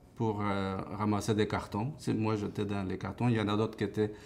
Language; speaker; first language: French; non-native, fluent; Spanish